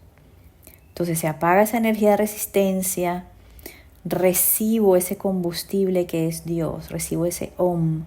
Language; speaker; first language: Spanish; native; Spanish